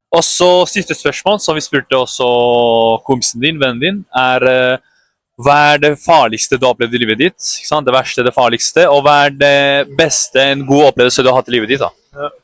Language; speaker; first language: Norwegian; native; Norwegian